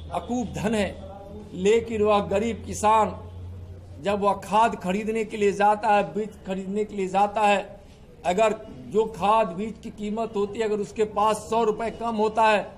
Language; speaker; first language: Hindi; native; Hindi